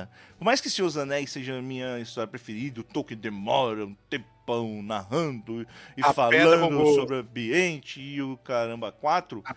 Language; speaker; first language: Portuguese; native; Portuguese